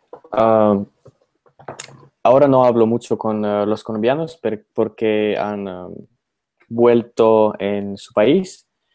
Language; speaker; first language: Spanish; non-native, fluent; Russian